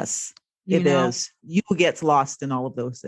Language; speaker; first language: English; native; English